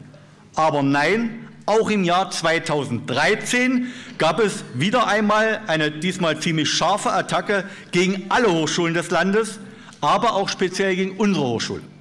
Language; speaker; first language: German; native; German